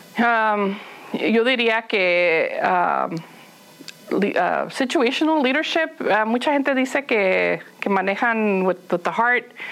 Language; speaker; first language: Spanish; early bilingual, heritage; Spanish